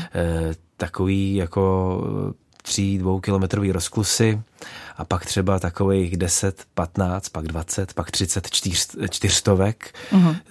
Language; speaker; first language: Czech; native; Czech